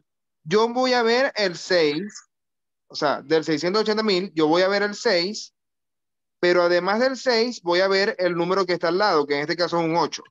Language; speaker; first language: Spanish; native; Spanish